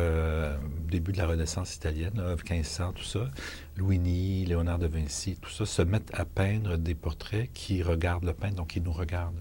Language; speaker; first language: French; native; French